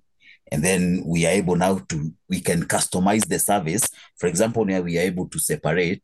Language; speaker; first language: English; non-native, local second language; Kikuyu